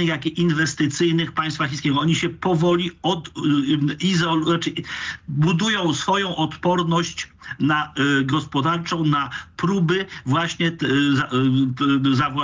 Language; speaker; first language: Polish; native; Polish